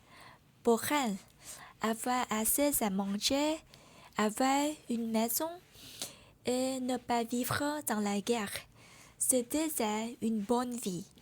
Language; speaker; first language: French; non-native, learner; Vietnamese